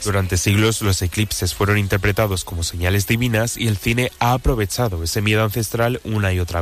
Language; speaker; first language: Spanish; native; Spanish